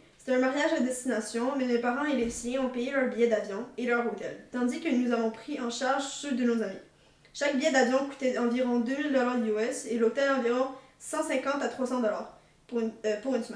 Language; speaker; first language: French; native; French